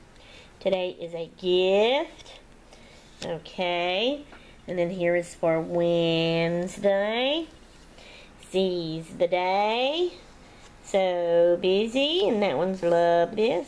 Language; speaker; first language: English; native; English